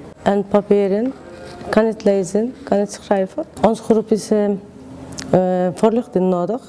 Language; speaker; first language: Dutch; non-native, learner; Turkish